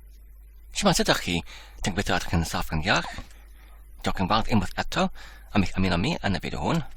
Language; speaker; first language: Welsh; non-native, learner; English